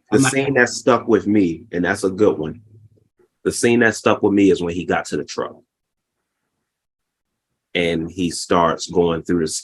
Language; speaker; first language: English; native; English